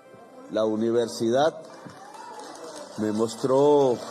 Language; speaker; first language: Spanish; native; Spanish